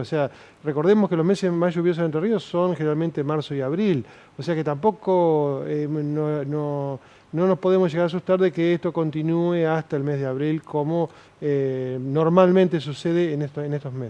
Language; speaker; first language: Spanish; native; Spanish